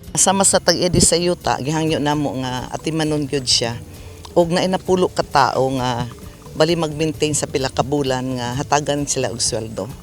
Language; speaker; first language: Cebuano; native; Cebuano